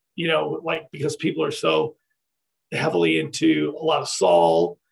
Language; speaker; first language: English; native; English